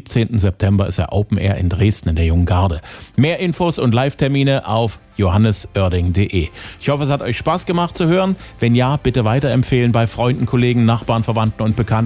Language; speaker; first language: German; native; German